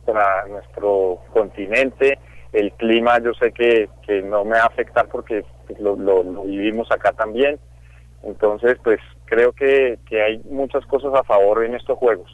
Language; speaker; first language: Spanish; native; Spanish